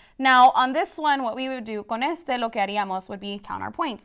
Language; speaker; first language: English; early bilingual, other home language; Spanish